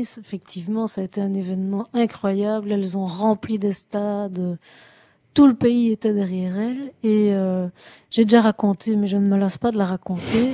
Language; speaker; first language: French; native; French